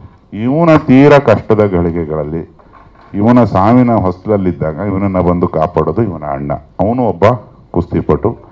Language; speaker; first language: Kannada; native; Kannada